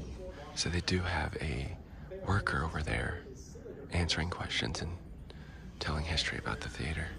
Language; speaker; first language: English; native; English